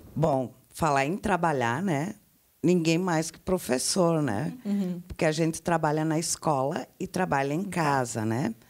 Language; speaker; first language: Portuguese; native; Portuguese